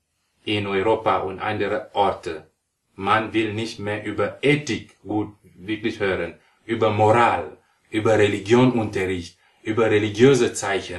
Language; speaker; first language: German; non-native, fluent; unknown